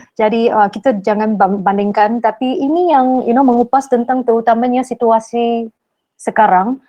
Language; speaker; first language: Malay; non-native, local second language; Min Nan Chinese